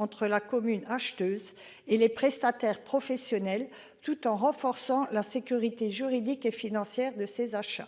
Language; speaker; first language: French; native; French